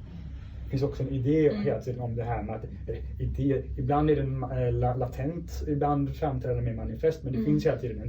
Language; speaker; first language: Swedish; early bilingual, other home language; Persian